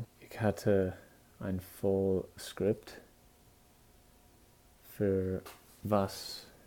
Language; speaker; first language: German; non-native, learner; English